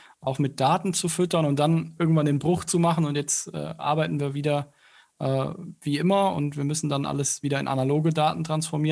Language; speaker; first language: German; native; German